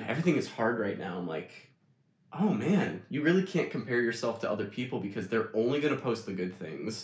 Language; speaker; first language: English; native; English